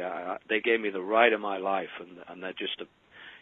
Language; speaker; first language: English; native; English